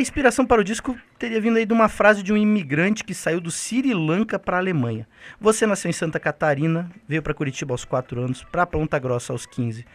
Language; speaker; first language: Portuguese; native; Portuguese